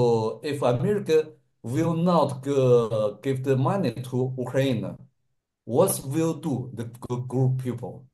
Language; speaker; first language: English; non-native, learner; Russian